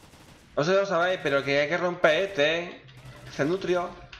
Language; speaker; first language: Spanish; native; Spanish